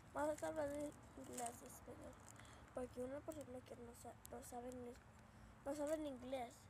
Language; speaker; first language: Spanish; early bilingual, heritage; Spanish